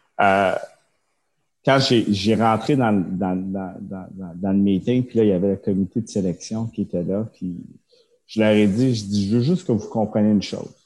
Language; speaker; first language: French; early bilingual, other home language; Japanese